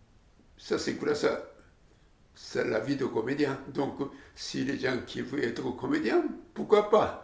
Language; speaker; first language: French; non-native, learner; Japanese